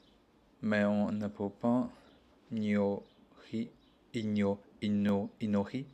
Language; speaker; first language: French; non-native, learner; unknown